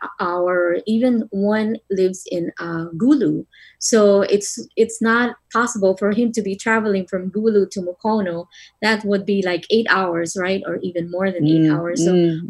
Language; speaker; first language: English; non-native, local second language; Filipino